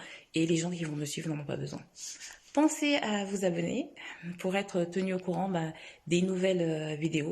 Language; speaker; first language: French; native; French